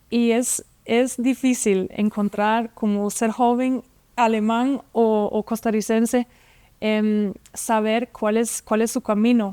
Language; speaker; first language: Spanish; non-native, fluent; German